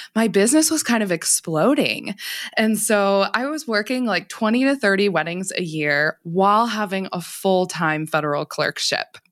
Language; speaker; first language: English; native; English